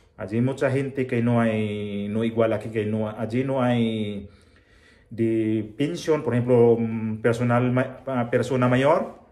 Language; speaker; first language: Spanish; non-native, learner; Filipino